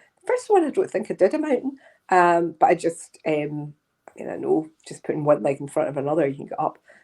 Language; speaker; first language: English; native; English